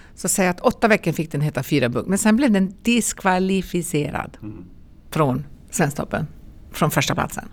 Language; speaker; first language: Swedish; native; Swedish